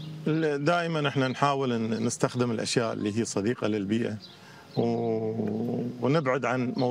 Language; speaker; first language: Arabic; native; Arabic